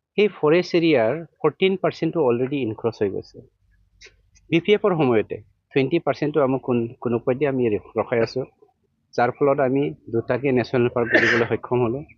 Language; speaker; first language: Assamese; non-native, local second language; Bodo